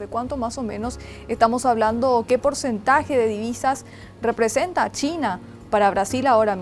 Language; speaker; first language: Spanish; native; Spanish